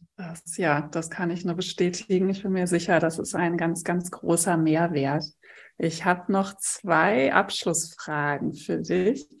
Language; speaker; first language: German; native; German